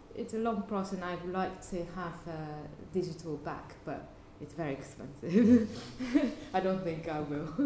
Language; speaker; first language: English; non-native, fluent; Japanese